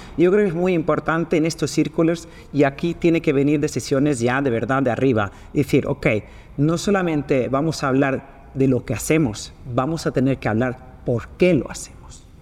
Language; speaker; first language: Spanish; non-native, fluent; Swedish